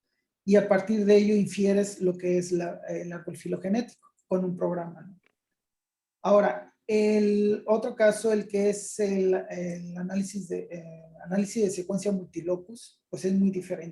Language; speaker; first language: Spanish; native; Spanish